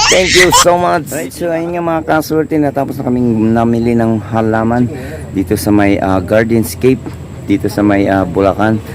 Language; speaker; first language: Filipino; native; Filipino